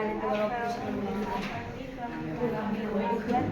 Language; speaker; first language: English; non-native, learner; Indonesian